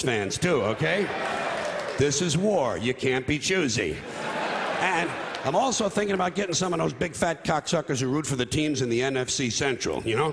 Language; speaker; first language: English; native; English